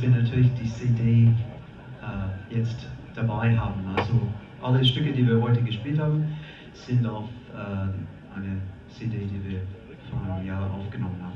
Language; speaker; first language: German; non-native, fluent; English